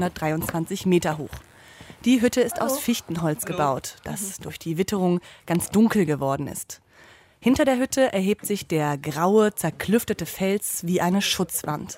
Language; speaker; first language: German; native; German